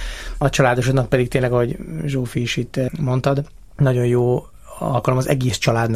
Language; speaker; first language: Hungarian; native; Hungarian